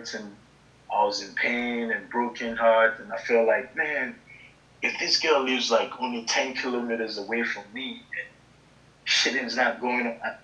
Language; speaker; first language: English; native; English